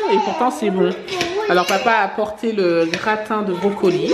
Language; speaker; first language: French; native; French